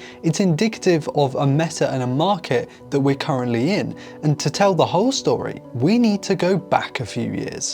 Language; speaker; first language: English; native; English